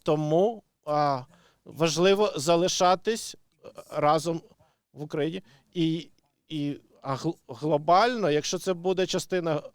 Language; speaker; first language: Ukrainian; non-native, local second language; Russian